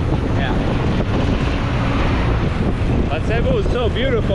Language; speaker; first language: English; non-native, fluent; Finnish